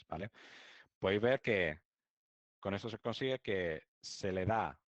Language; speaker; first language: Spanish; native; Spanish